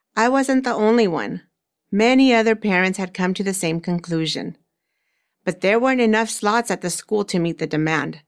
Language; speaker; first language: English; early bilingual, other home language; Spanish